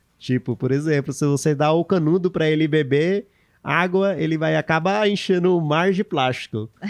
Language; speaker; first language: Portuguese; non-native, fluent; Hindi